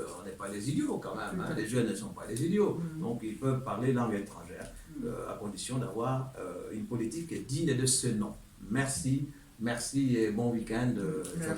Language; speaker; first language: French; native; French